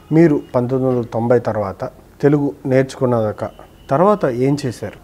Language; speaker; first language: Telugu; native; Telugu